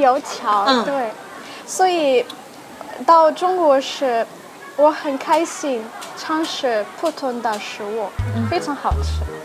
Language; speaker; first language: Chinese; non-native, learner; Arabic